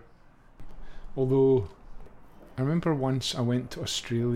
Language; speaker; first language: English; native; English